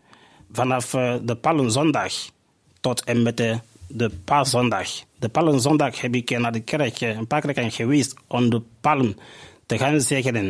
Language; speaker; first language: Dutch; non-native, fluent; Igbo